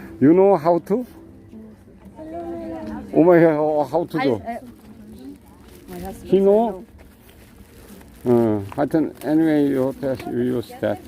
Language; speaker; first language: English; non-native, learner; Korean